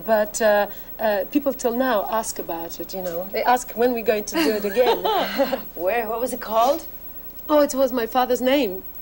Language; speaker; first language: English; non-native, fluent; Polish